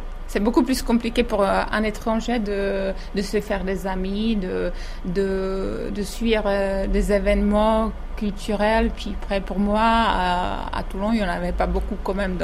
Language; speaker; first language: French; non-native, fluent; Czech